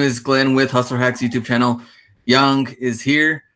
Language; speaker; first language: English; native; English